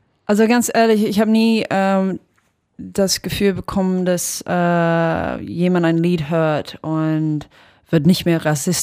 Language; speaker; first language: German; non-native, fluent; English